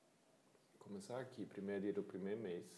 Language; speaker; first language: Portuguese; non-native, fluent; Spanish